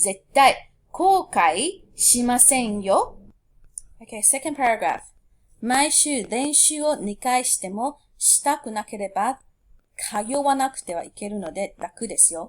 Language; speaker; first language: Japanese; non-native, fluent; English